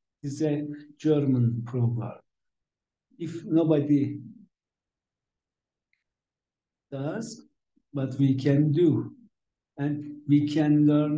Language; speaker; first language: English; non-native, fluent; Turkish